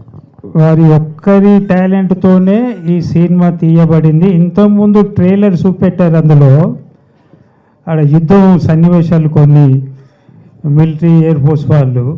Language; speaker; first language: Telugu; native; Telugu